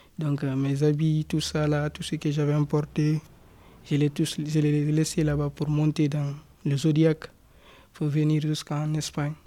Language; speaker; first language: French; non-native, local second language; Fula